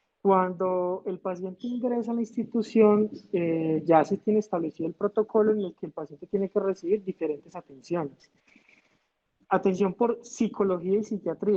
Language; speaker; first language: Spanish; native; Spanish